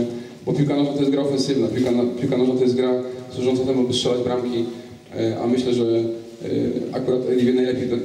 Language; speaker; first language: Polish; native; Polish